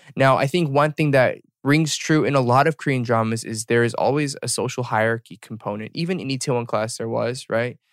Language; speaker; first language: English; native; English